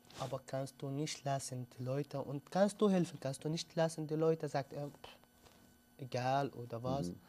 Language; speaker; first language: German; non-native, learner; Arabic